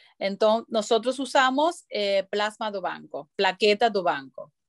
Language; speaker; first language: Portuguese; non-native, learner; Spanish